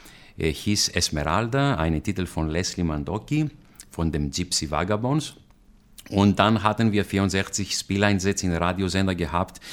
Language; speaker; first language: German; non-native, fluent; Greek